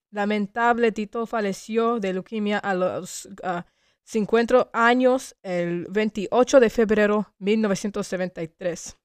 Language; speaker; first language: Spanish; early bilingual, heritage; Spanish